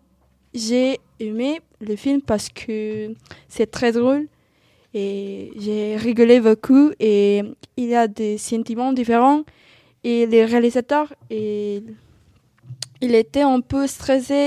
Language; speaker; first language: French; non-native, learner; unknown